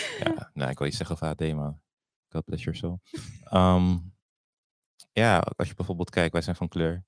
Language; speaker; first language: Dutch; early bilingual, other home language; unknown